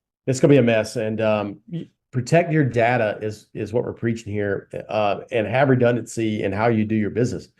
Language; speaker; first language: English; native; English